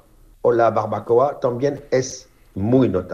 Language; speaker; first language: Spanish; non-native, learner; French